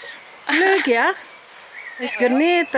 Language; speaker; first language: Dutch; non-native, learner; Indonesian